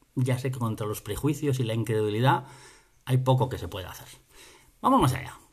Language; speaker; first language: Spanish; native; Spanish